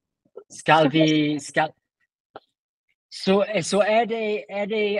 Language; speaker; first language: Danish; non-native, learner; English